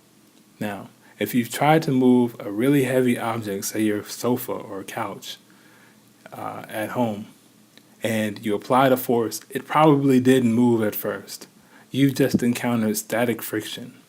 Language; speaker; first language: English; native; English